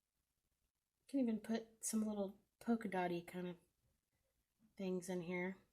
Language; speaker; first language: English; native; English